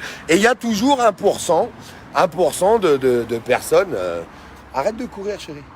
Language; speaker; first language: French; native; French